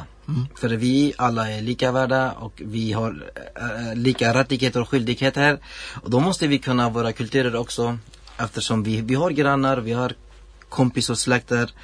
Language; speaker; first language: Swedish; non-native, learner; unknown